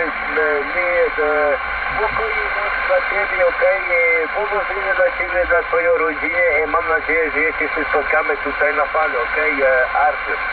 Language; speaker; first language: Polish; non-native, learner; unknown